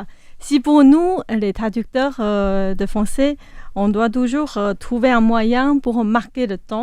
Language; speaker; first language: French; non-native, fluent; Chinese